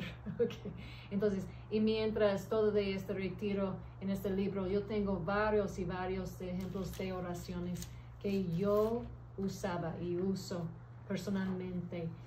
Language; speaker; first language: Spanish; early bilingual, heritage; English